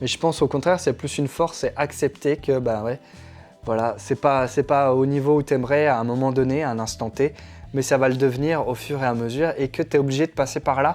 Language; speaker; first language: French; native; French